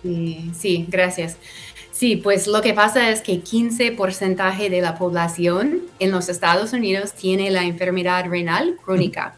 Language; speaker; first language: Spanish; non-native, fluent; English